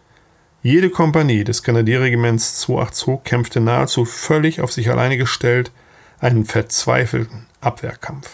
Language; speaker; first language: German; native; German